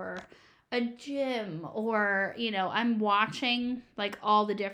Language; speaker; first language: English; native; English